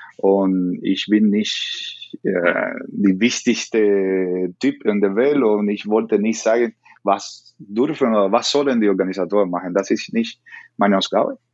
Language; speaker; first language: German; non-native, learner; Spanish